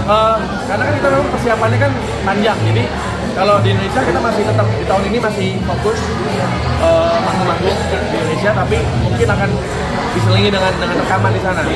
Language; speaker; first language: Indonesian; native; Indonesian